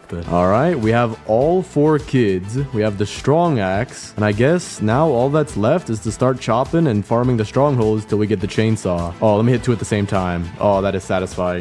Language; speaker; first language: English; native; English